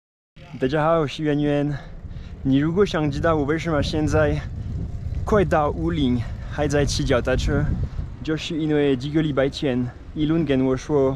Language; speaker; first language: Chinese; non-native, fluent; French